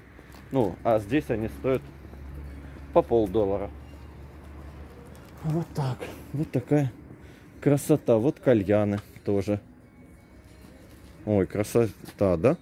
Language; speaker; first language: Russian; native; Russian